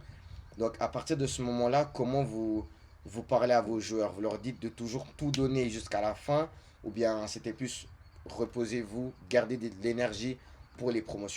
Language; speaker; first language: French; native; French